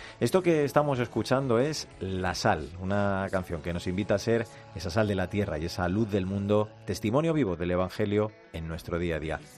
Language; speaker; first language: Spanish; native; Spanish